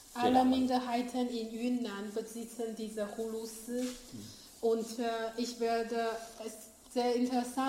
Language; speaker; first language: German; non-native, learner; Chinese